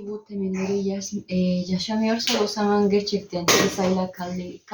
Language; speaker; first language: Turkish; non-native, learner; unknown